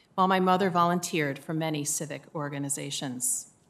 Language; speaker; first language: English; native; English